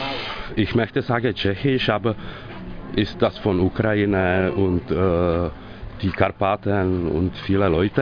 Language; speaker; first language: German; non-native, learner; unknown